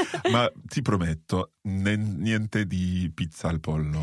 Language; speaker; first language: Italian; non-native, fluent; English